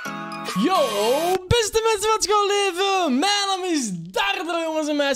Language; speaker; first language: Dutch; native; Dutch